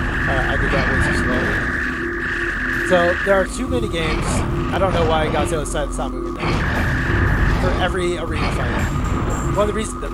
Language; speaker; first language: English; native; English